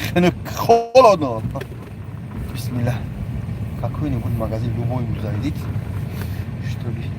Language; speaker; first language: Russian; non-native, learner; Tajik